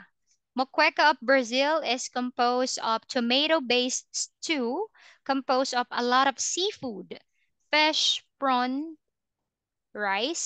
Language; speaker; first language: English; non-native, fluent; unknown